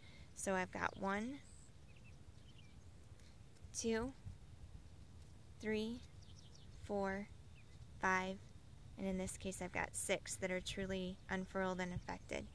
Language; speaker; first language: English; native; English